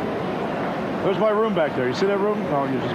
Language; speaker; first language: English; native; English